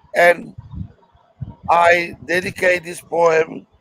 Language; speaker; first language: English; non-native, learner; Spanish